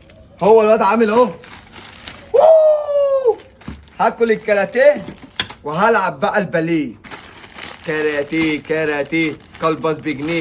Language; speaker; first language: Arabic; native; Arabic